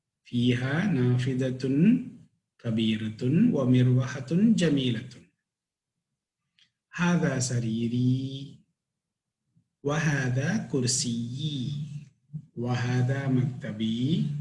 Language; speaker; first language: Arabic; non-native, fluent; Tamil